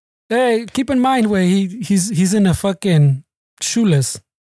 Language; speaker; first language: English; early bilingual, other home language; Spanish